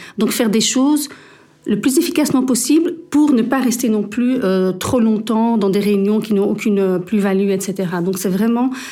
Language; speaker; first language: French; native; French